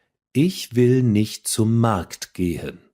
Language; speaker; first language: German; non-native, fluent; English